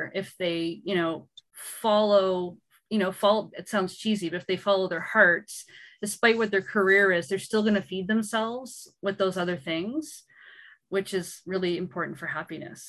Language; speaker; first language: English; native; English